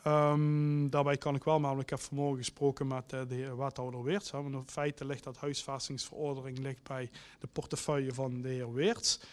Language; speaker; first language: Dutch; native; Dutch